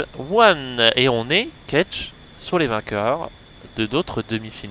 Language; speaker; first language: French; native; French